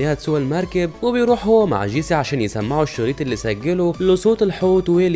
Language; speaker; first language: Arabic; native; Arabic